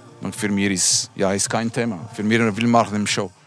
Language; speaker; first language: German; non-native, learner; Italian